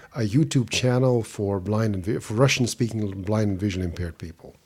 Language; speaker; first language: English; non-native, fluent; Russian